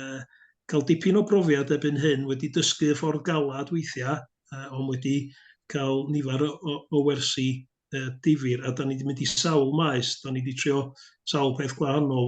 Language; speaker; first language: Welsh; native; Welsh